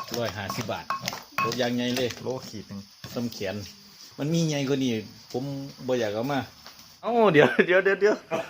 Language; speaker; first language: Thai; non-native, local second language; Northeastern Thai